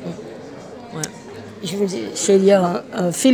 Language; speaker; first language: French; native; French